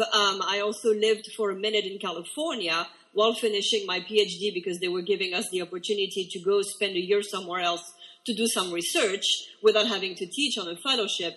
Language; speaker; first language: English; non-native, fluent; French